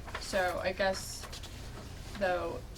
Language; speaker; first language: English; native; English